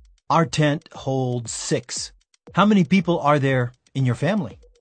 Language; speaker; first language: English; native; English